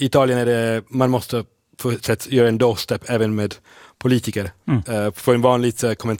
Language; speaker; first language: Swedish; non-native, fluent; Italian